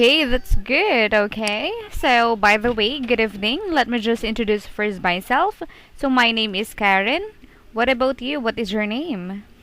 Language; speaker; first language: English; non-native, fluent; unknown